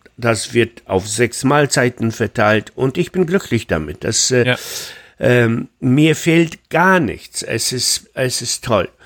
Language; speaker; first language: German; non-native, fluent; Polish